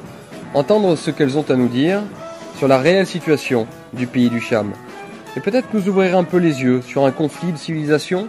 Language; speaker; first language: French; native; French